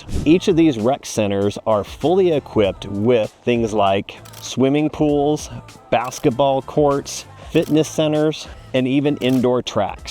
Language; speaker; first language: English; native; English